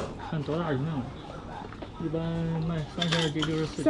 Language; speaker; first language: Chinese; native; Chinese